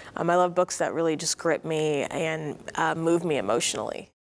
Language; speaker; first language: English; native; English